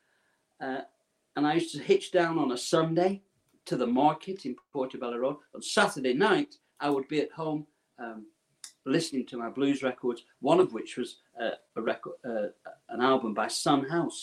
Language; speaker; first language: English; native; English